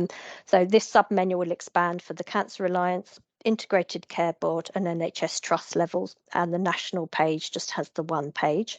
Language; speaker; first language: English; native; English